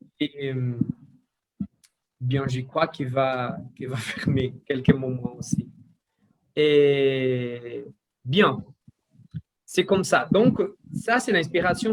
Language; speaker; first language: French; non-native, learner; Portuguese